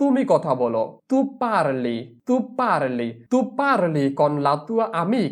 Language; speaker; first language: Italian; non-native, fluent; Bangla